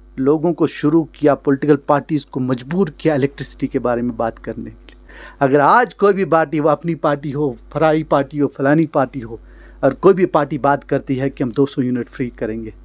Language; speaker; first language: Hindi; non-native, local second language; Kashmiri